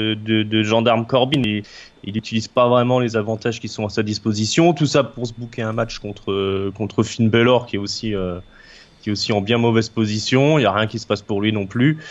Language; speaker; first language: French; native; French